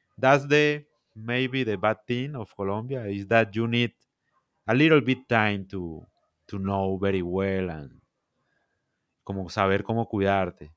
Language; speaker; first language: English; non-native, learner; Spanish